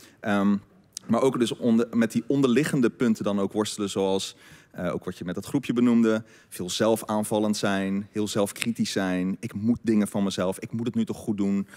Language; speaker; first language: Dutch; native; Dutch